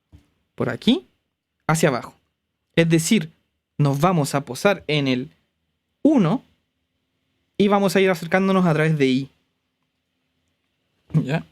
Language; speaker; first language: Spanish; native; Spanish